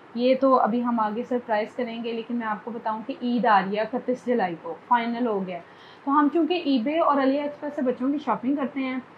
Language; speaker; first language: Urdu; native; Urdu